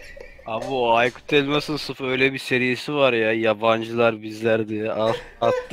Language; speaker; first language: Turkish; native; Turkish